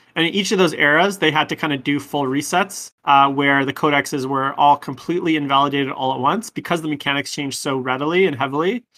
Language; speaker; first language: English; native; English